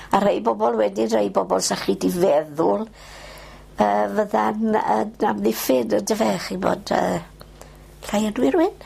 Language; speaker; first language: Welsh; native; Welsh